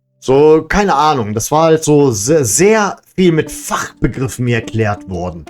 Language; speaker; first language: German; early bilingual, other home language; Serbian